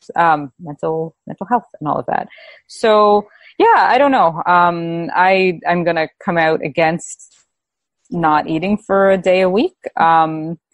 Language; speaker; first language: English; native; English